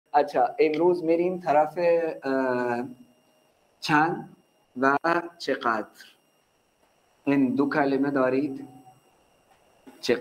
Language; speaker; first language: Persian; non-native, fluent; Urdu